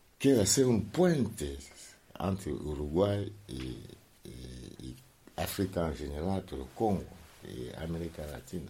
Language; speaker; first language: Spanish; non-native, learner; Lingala